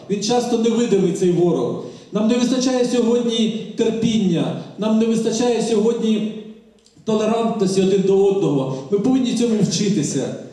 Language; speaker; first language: Ukrainian; native; Ukrainian